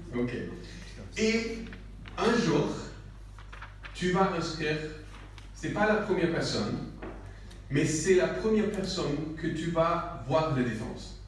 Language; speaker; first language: French; non-native, learner; English